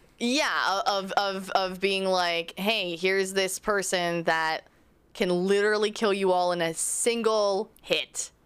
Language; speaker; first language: English; native; English